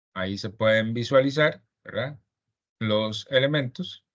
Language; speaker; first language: Spanish; native; Spanish